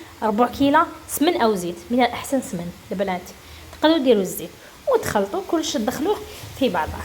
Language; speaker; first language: Arabic; native; Arabic